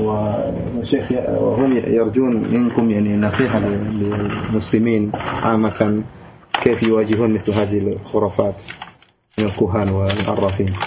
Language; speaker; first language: Arabic; non-native, learner; Indonesian